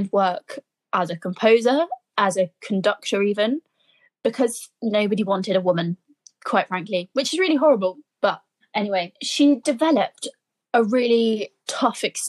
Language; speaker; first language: English; native; English